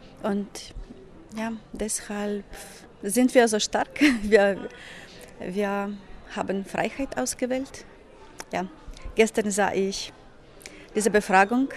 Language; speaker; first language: German; non-native, fluent; Ukrainian